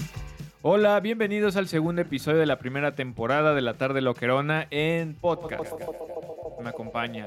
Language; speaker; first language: Spanish; native; Spanish